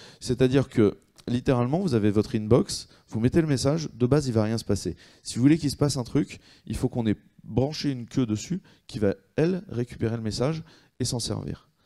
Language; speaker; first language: French; native; French